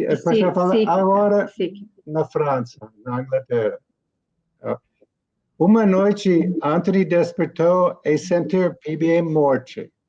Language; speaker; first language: Portuguese; non-native, learner; English